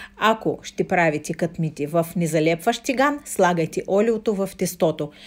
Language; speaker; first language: Bulgarian; non-native, fluent; Russian